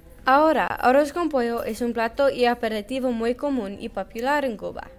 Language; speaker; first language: Spanish; non-native, learner; English